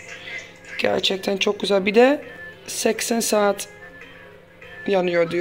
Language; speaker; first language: Turkish; non-native, learner; Dutch